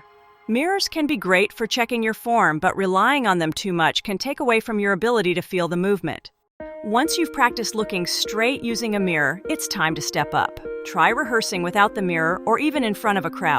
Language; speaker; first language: English; non-native, fluent; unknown